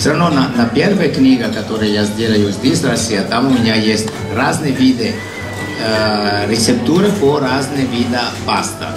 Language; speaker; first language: Russian; non-native, learner; Italian